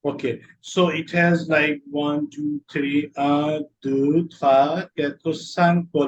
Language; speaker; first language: English; non-native, local second language; Urdu